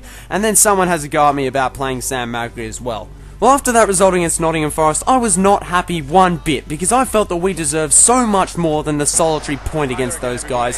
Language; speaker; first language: English; native; English